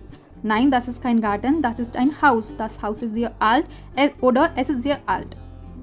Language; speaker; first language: German; non-native, learner; Hindi